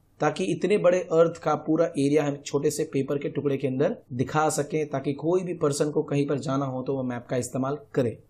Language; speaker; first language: Hindi; non-native, local second language; Gujarati